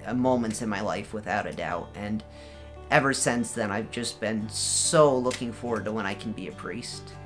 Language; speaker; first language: English; native; English